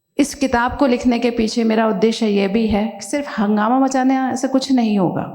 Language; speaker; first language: Hindi; native; Hindi